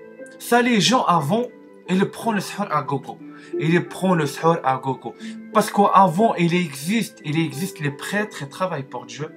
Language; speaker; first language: French; non-native, learner; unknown